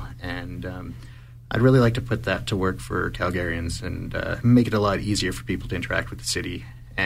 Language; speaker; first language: English; native; English